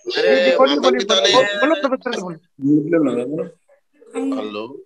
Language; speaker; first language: Hindi; non-native, local second language; Marathi